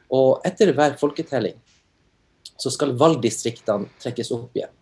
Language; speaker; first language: Norwegian; native; Norwegian